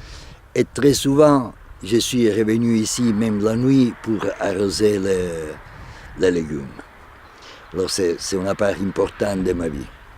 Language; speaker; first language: French; non-native, fluent; Italian